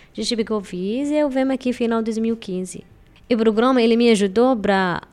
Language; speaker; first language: Portuguese; non-native, fluent; Arabic